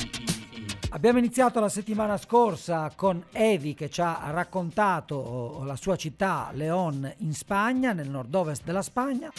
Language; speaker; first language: Italian; native; Italian